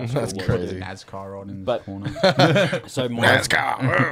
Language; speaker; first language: English; native; English